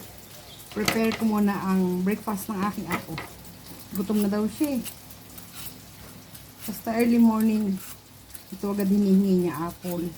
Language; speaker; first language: Filipino; native; Filipino